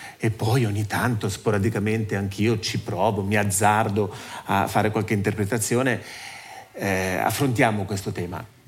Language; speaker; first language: Italian; native; Italian